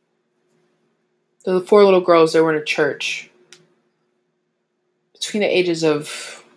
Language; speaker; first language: English; native; English